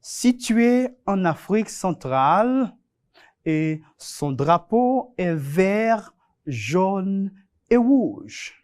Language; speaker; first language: French; non-native, fluent; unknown